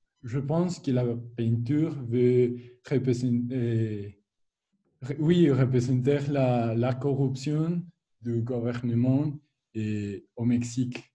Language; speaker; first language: French; non-native, learner; Spanish